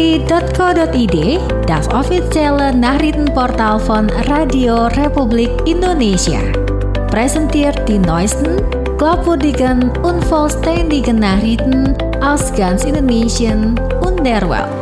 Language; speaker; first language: German; non-native, fluent; Indonesian